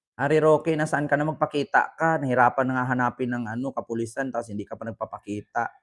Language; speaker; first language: Filipino; native; Filipino